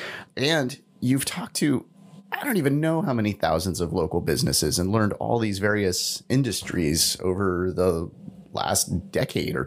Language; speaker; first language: English; native; English